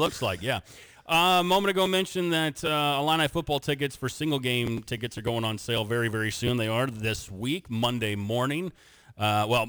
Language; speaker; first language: English; native; English